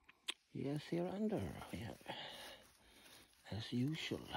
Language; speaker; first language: English; non-native, learner; Swedish